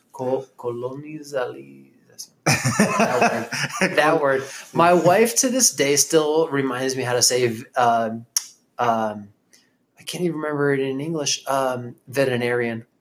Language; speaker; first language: English; native; English